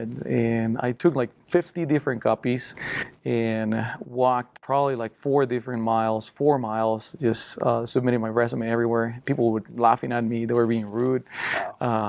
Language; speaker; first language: English; non-native, fluent; Spanish